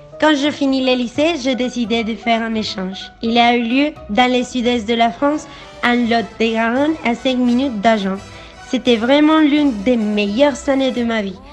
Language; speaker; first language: French; non-native, learner; Spanish